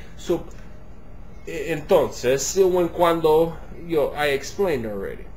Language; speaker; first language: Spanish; non-native, learner; English